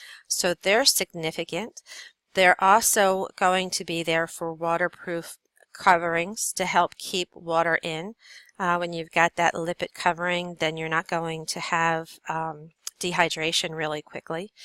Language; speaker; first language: English; native; English